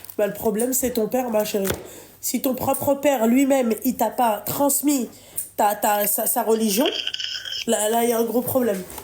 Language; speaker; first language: French; native; French